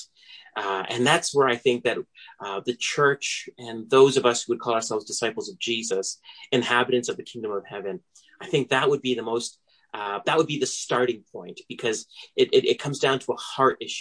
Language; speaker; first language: English; native; English